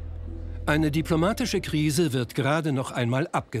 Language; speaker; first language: German; native; German